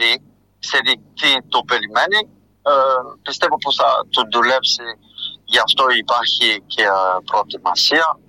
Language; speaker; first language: Greek; non-native, fluent; French